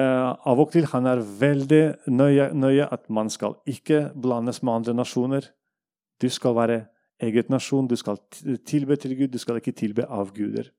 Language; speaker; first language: Norwegian; non-native, fluent; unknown